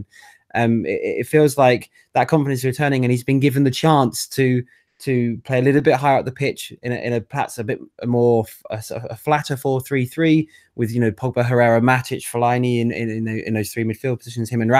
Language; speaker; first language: English; native; English